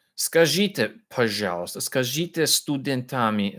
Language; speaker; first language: Russian; non-native, learner; English